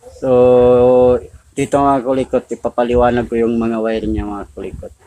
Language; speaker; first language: Filipino; native; Filipino